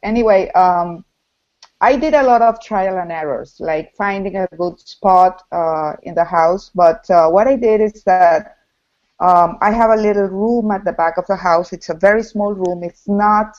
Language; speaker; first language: English; non-native, fluent; Spanish